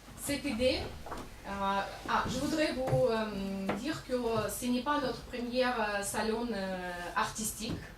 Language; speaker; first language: French; non-native, fluent; Russian